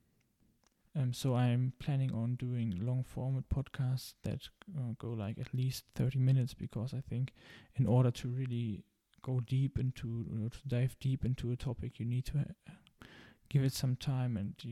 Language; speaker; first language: English; non-native, fluent; German